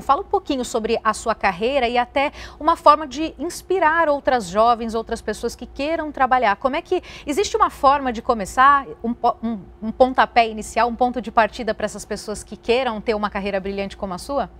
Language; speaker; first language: Portuguese; native; Portuguese